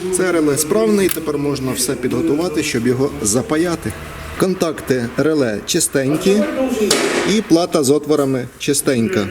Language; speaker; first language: Ukrainian; non-native, local second language; Russian